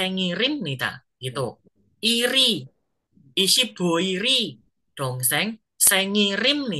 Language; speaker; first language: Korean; non-native, fluent; Indonesian